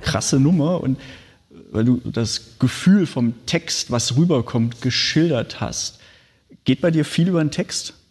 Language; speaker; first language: German; native; German